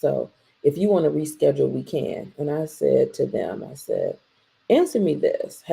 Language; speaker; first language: English; native; English